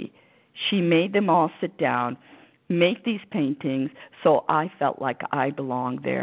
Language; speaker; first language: English; early bilingual, other home language; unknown